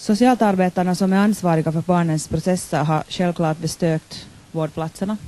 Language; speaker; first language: Swedish; non-native, local second language; Finnish